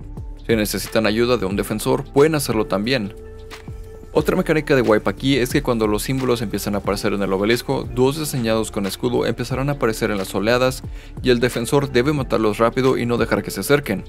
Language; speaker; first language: Spanish; native; Spanish